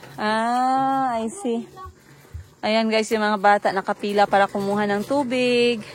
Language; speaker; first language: Filipino; non-native, local second language; Cebuano